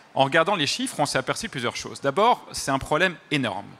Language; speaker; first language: French; native; French